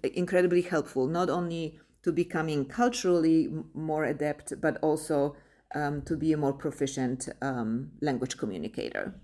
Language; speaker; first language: English; non-native, fluent; Polish